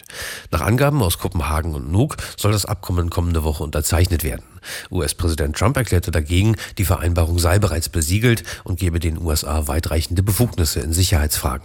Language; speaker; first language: German; native; German